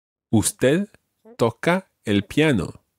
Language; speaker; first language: Spanish; non-native, fluent; English